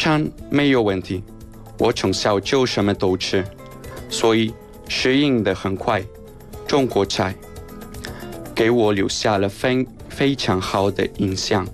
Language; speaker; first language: Chinese; non-native, fluent; Spanish